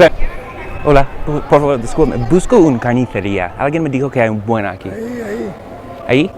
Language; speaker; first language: Spanish; non-native, learner; English